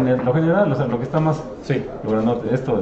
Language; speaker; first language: Spanish; native; Spanish